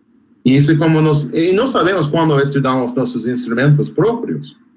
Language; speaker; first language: Portuguese; non-native, fluent; English